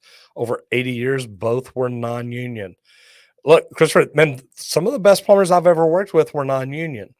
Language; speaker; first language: English; native; English